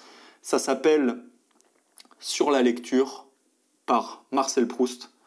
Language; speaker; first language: French; native; French